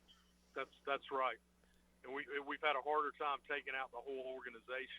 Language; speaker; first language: English; native; English